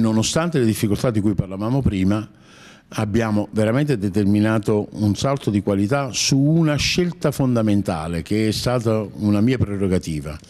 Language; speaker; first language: Italian; native; Italian